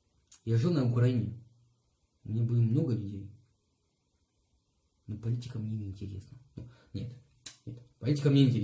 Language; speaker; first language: Russian; non-native, learner; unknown